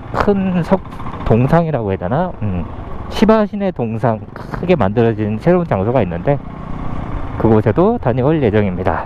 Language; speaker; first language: Korean; native; Korean